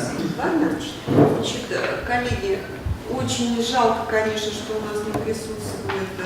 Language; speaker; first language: Russian; native; Russian